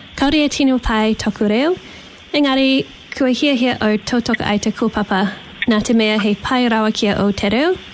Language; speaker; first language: Māori; non-native, local second language; English